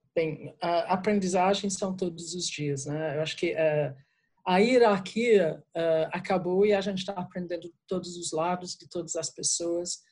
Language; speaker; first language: Portuguese; non-native, fluent; English